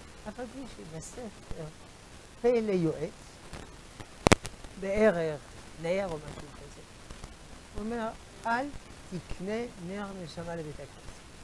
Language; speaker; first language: Hebrew; non-native, fluent; French